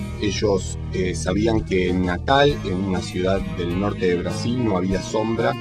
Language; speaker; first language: Spanish; native; Spanish